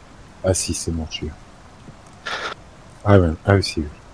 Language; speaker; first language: French; native; French